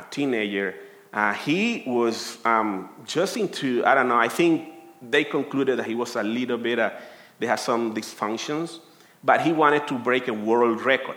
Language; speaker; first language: English; non-native, fluent; Spanish